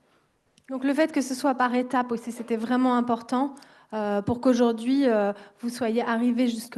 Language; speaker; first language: French; native; French